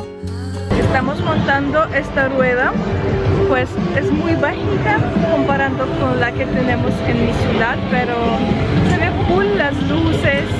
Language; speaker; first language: Spanish; non-native, fluent; Russian